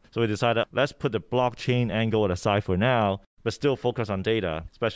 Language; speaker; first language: English; early bilingual, other home language; Cantonese